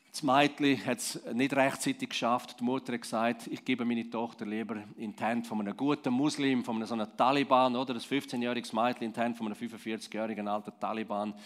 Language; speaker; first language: German; non-native, local second language; Romansh